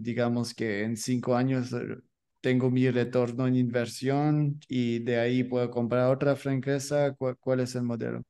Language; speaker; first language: Spanish; non-native, learner; French